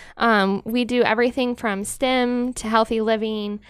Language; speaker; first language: English; native; English